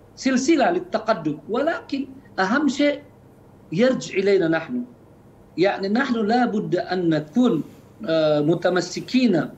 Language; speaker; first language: Arabic; non-native, fluent; Indonesian